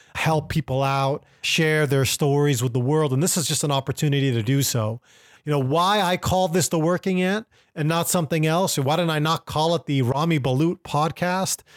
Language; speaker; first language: English; native; English